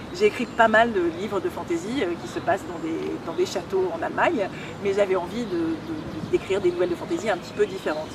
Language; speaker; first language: French; native; French